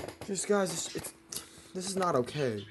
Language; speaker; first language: English; native; English